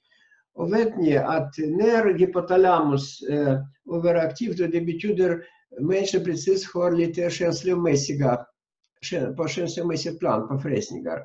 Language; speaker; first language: Swedish; non-native, fluent; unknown